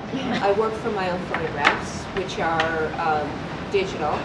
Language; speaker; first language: English; native; English